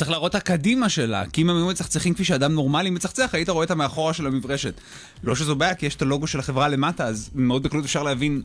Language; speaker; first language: Hebrew; native; Hebrew